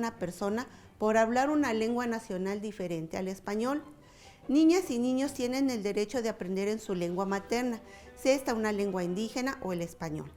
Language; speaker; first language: Spanish; native; Spanish